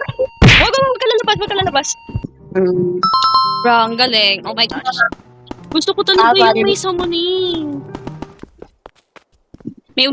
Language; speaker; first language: Filipino; native; Filipino